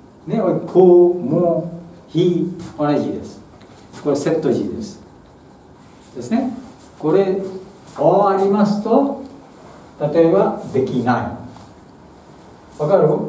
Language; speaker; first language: Japanese; non-native, fluent; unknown